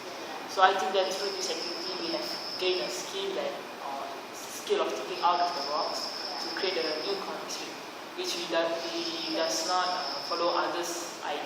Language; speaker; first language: English; non-native, local second language; Malay